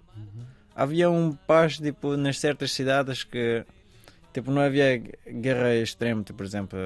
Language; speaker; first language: Portuguese; non-native, fluent; Persian